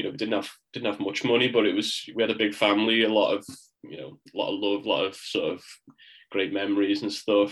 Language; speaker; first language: English; native; English